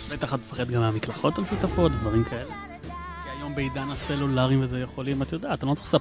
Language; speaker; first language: Hebrew; native; Hebrew